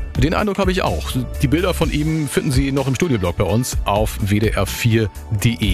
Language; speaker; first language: German; native; German